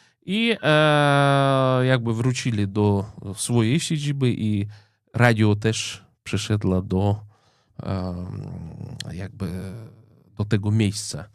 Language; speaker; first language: Polish; non-native, fluent; Russian